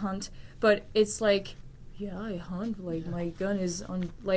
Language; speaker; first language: English; non-native, learner; French